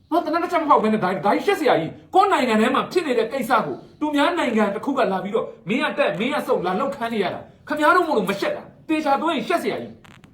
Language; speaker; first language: Burmese; non-native, local second language; Shwe Palaung